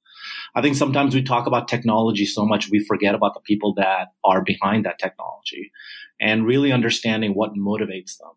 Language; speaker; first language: English; non-native, local second language; Punjabi